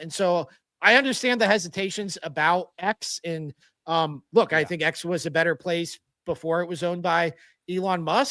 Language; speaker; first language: English; native; English